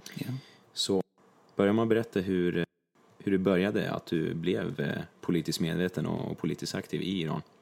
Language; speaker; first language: Swedish; early bilingual, other home language; Persian